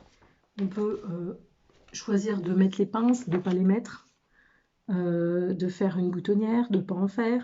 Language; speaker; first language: French; native; French